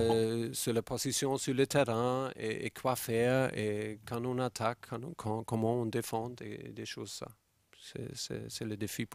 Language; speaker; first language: French; non-native, fluent; German